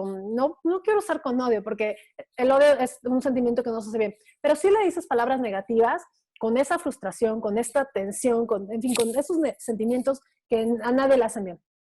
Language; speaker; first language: Spanish; native; Spanish